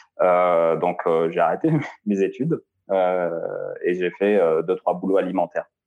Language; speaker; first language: French; non-native, local second language; Arabic